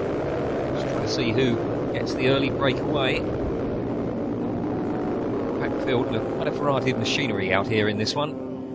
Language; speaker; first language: English; native; English